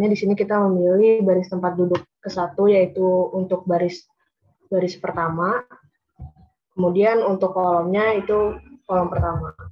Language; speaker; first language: Indonesian; native; Indonesian